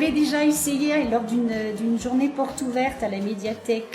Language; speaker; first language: French; native; French